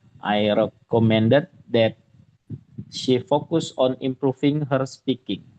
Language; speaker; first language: English; non-native, learner; Indonesian